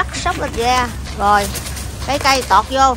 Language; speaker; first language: Vietnamese; native; Vietnamese